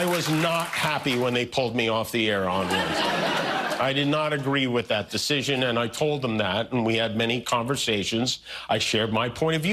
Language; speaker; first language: English; native; English